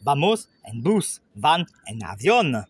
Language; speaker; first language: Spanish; non-native, learner; French